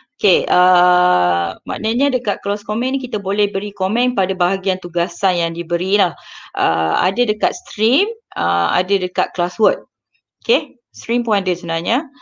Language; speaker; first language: Malay; native; Malay